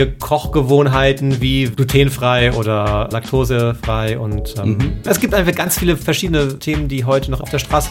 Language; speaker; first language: German; native; German